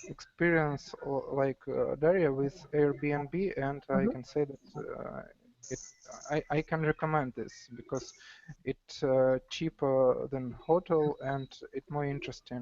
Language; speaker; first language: English; non-native, learner; Russian